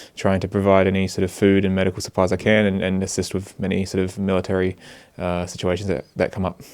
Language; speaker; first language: English; native; English